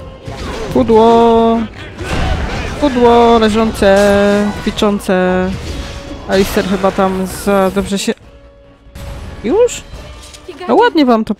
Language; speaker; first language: Polish; native; Polish